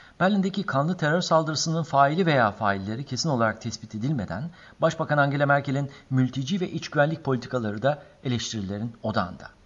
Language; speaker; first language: Turkish; native; Turkish